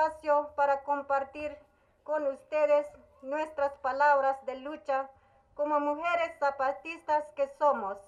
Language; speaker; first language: Spanish; non-native, local second language; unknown